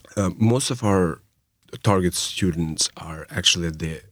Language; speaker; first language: English; non-native, fluent; Albanian